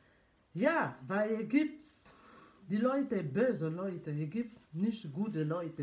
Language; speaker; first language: German; non-native, learner; French